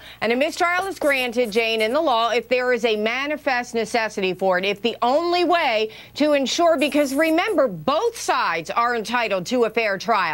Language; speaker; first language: English; native; English